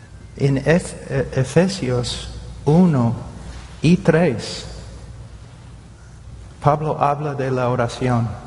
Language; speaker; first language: Spanish; non-native, fluent; English